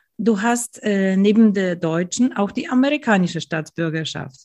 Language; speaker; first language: German; native; German